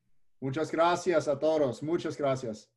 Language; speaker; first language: Spanish; early bilingual, heritage; English